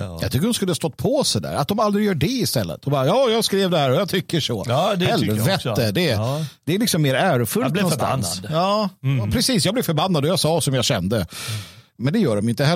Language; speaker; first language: Swedish; native; Swedish